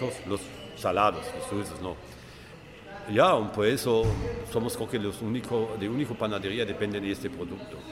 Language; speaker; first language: Spanish; non-native, fluent; German